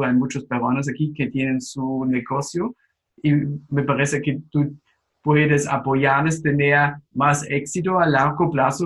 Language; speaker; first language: Spanish; non-native, fluent; German